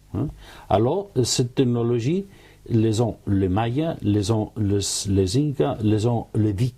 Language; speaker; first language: French; non-native, fluent; Spanish